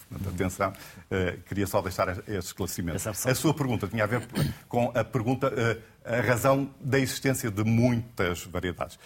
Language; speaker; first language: Portuguese; native; Portuguese